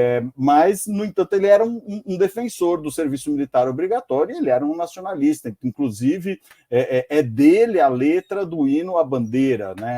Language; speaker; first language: Portuguese; native; Portuguese